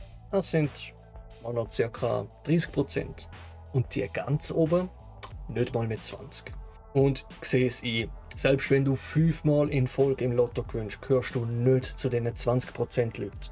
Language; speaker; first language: German; native; German